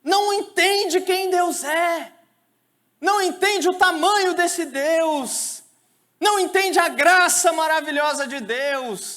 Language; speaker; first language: Portuguese; native; Portuguese